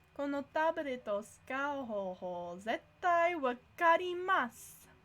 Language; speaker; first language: Japanese; non-native, learner; English